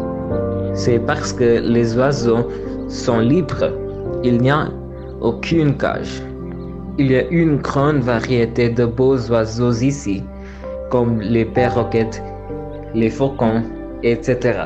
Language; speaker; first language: French; non-native, learner; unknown